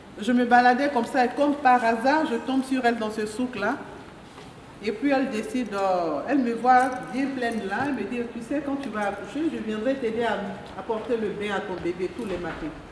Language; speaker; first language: French; non-native, local second language; Mandingo